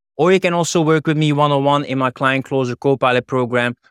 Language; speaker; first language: English; non-native, fluent; Dutch